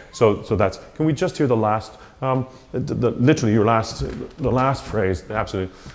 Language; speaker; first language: English; native; English